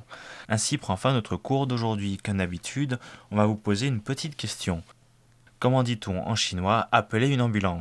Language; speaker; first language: French; native; French